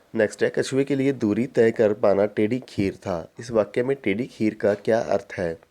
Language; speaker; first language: Hindi; non-native, local second language; Punjabi